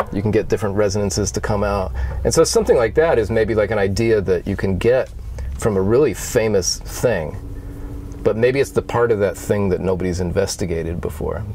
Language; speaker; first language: English; native; English